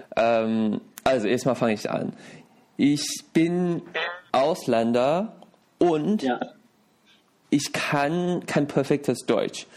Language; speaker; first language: German; non-native, fluent; Chinese